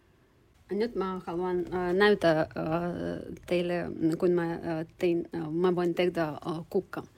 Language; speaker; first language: Finnish; non-native, learner; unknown